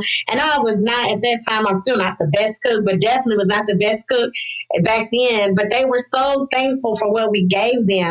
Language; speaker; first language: English; native; English